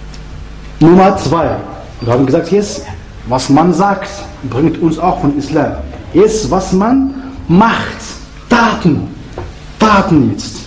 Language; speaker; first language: German; non-native, fluent; Arabic